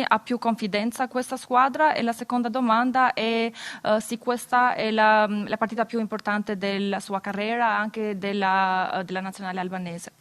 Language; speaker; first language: Italian; non-native, fluent; Albanian